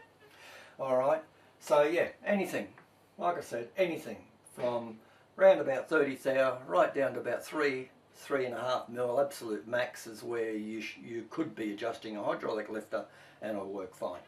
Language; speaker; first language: English; native; English